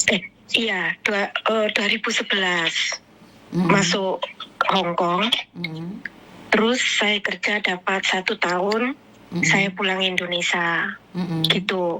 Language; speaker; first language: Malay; non-native, local second language; Javanese